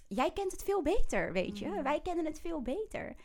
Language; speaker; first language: Dutch; native; Dutch